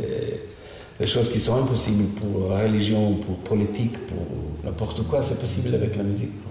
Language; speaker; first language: French; non-native, fluent; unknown